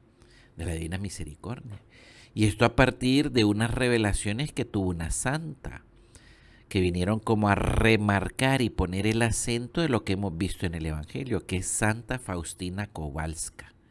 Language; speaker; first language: Spanish; native; Spanish